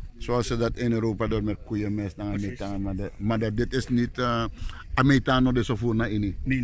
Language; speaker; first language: Dutch; native; Dutch